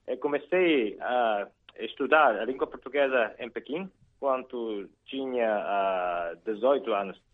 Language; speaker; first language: Portuguese; non-native, fluent; Chinese